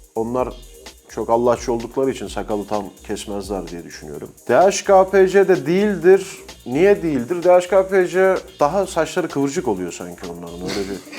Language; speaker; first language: Turkish; native; Turkish